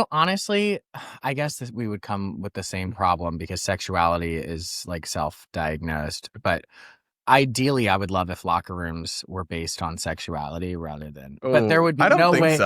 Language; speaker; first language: English; native; English